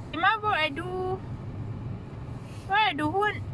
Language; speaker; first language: Danish; non-native, learner; Filipino